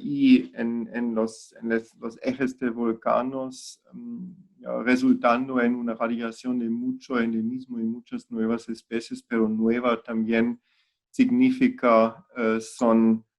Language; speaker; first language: Spanish; non-native, fluent; German